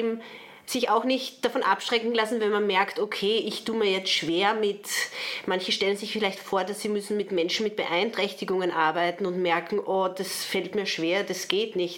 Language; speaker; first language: German; native; German